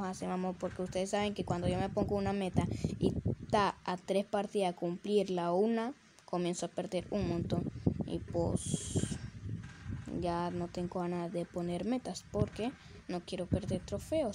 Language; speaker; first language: Spanish; native; Spanish